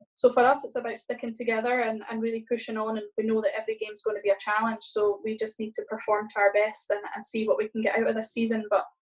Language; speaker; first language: English; native; English